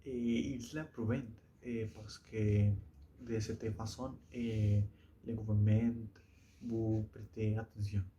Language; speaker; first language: French; non-native, learner; Spanish